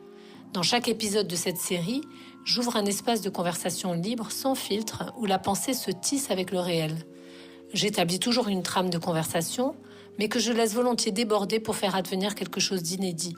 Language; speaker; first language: French; non-native, local second language; Arabic